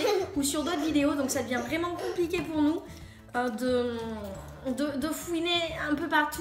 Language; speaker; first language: French; native; French